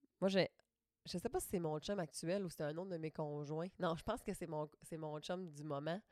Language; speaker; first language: French; native; French